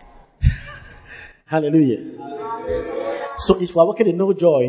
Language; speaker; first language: English; non-native, local second language; Akan